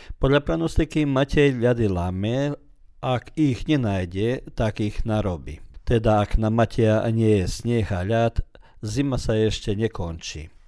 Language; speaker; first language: Slovak; early bilingual, heritage; Slovak